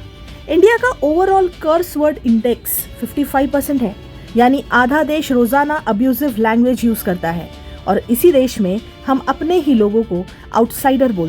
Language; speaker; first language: Hindi; native; Hindi